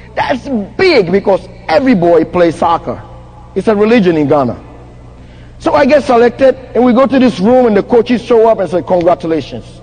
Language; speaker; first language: English; non-native, local second language; Akan